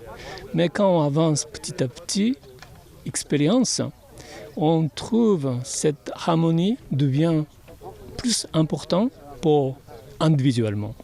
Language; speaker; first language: French; non-native, fluent; Japanese